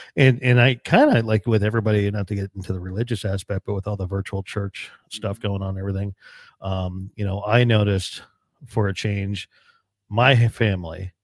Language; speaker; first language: English; native; English